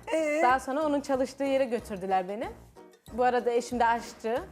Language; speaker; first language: Turkish; native; Turkish